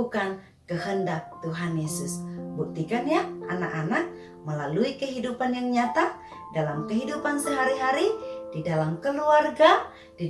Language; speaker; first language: Indonesian; native; Indonesian